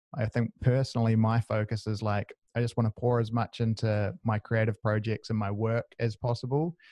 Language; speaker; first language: English; native; English